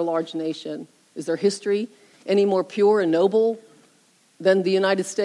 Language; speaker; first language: English; native; English